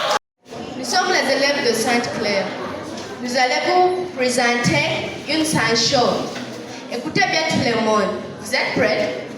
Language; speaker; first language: French; non-native, learner; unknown